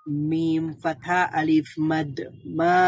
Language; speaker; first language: Arabic; non-native, learner; Bangla